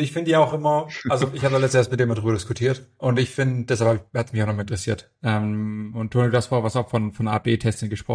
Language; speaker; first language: German; native; German